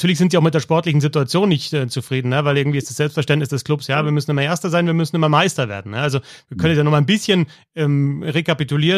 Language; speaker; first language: German; native; German